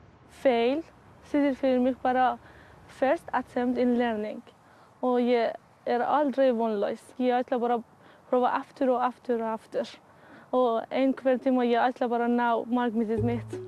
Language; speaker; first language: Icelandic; non-native, learner; Persian